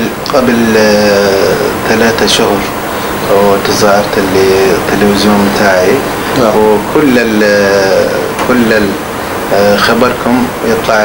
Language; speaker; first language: Arabic; non-native, learner; Turkish